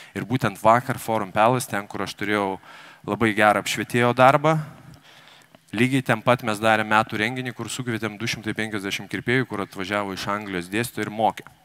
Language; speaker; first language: Lithuanian; native; Lithuanian